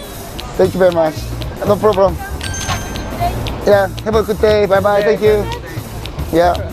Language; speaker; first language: English; non-native, learner; Korean